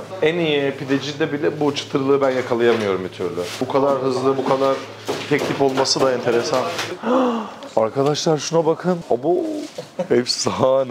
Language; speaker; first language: Turkish; native; Turkish